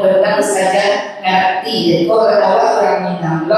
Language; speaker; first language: Indonesian; native; Indonesian